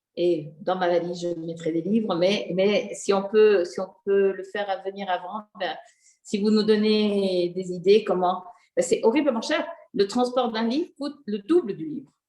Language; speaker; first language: French; native; French